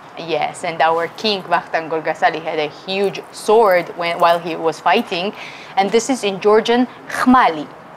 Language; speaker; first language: English; non-native, fluent; Georgian